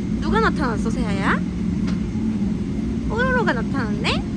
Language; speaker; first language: Korean; native; Korean